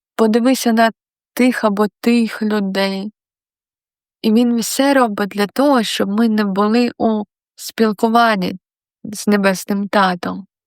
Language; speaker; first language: Ukrainian; non-native, local second language; Russian